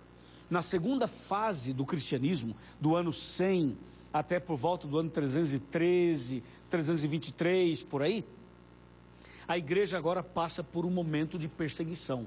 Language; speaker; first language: Portuguese; native; Portuguese